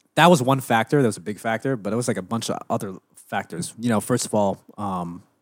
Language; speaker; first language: English; early bilingual, other home language; Filipino